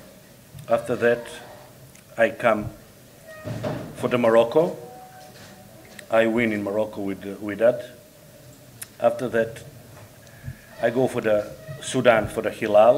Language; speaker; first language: English; non-native, learner; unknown